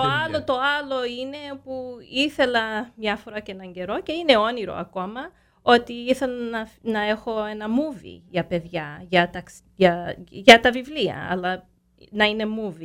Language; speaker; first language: Greek; early bilingual, heritage; Greek